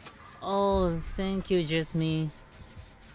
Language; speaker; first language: English; non-native, learner; Japanese